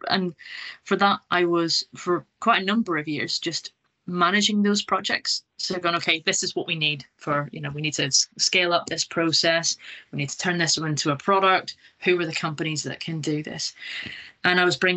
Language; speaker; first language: English; native; English